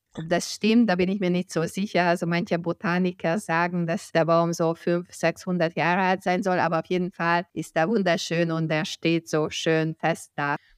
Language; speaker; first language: German; non-native, fluent; Hungarian